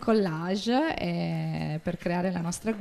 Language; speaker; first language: Italian; native; Italian